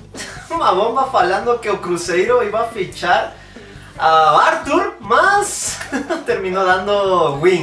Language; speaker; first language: Portuguese; non-native, fluent; Spanish